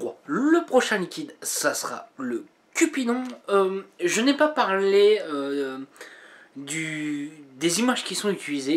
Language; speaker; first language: French; native; French